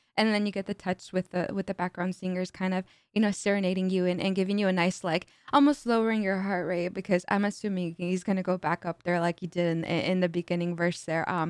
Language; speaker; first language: English; early bilingual, other home language; Spanish